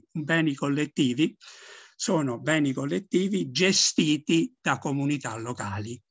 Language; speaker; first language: Italian; native; Italian